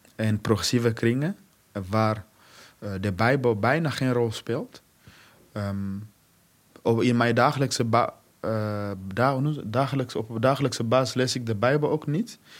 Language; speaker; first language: Dutch; non-native, fluent; Swahili